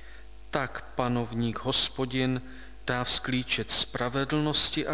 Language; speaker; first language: Czech; native; Czech